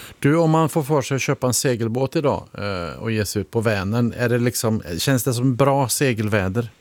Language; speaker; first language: Swedish; native; Swedish